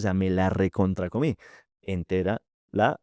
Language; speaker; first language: Spanish; native; Spanish